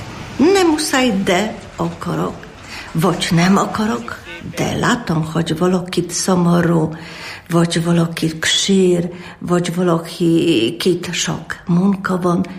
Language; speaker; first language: Hungarian; non-native, learner; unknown